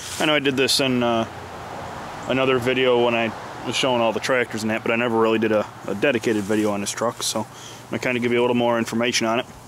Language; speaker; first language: English; native; English